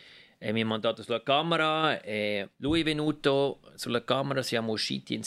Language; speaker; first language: Italian; non-native, local second language; German